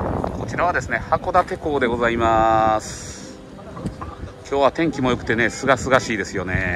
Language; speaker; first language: Japanese; native; Japanese